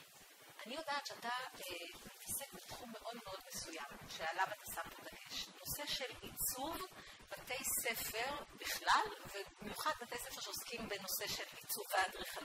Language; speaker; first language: Hebrew; native; Hebrew